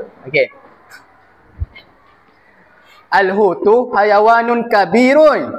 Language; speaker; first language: Arabic; non-native, learner; Malay